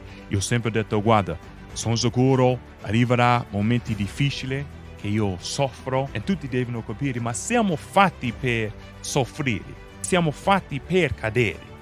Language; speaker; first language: Italian; non-native, fluent; English